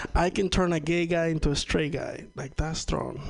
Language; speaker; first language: English; non-native, fluent; Spanish